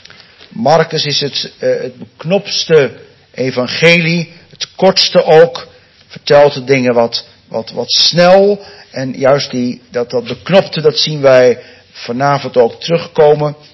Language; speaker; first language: Dutch; native; Dutch